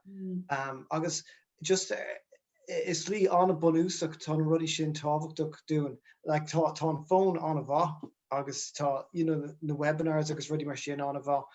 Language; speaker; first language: Irish; non-native, local second language; English